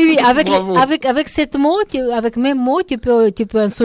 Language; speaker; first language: French; non-native, learner; Russian